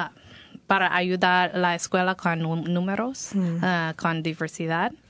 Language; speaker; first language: Spanish; non-native, learner; English